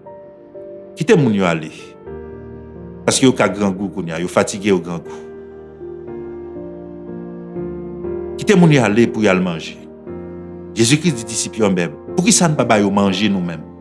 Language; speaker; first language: French; non-native, local second language; Haitian Creole